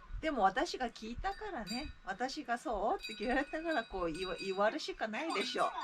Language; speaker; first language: Japanese; non-native, fluent; Korean